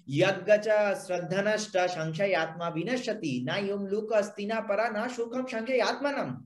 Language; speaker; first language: Hindi; non-native, local second language; Bangla